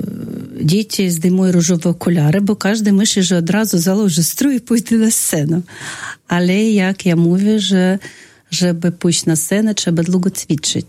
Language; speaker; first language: Polish; non-native, fluent; Russian